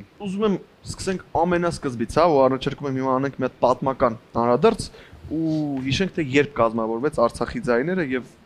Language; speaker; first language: Armenian; native; Armenian